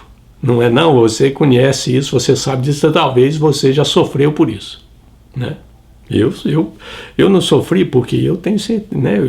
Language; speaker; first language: Portuguese; native; Portuguese